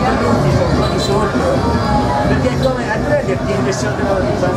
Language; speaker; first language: Italian; native; Italian